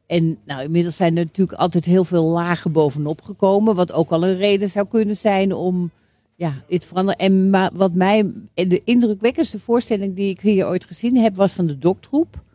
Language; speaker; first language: Dutch; native; Dutch